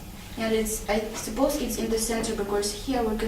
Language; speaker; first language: English; non-native, learner; Russian